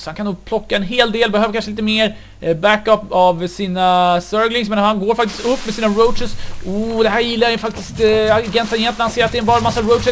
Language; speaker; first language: Swedish; native; Swedish